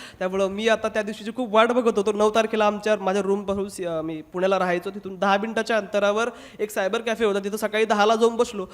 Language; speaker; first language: Marathi; non-native, local second language; Hindi